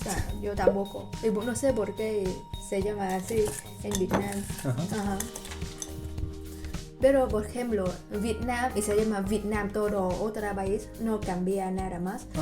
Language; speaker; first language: Spanish; non-native, learner; Vietnamese